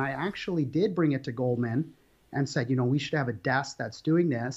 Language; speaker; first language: English; native; English